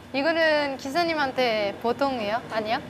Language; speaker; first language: Korean; non-native, fluent; French